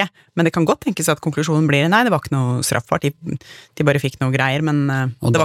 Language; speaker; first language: Norwegian; native; Norwegian